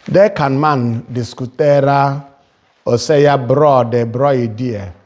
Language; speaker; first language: Swedish; non-native, fluent; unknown